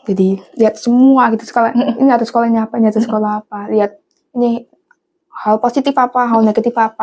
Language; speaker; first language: Indonesian; non-native, local second language; English